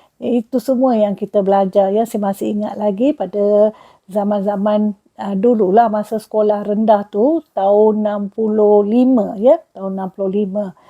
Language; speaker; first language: Malay; non-native, local second language; Tamil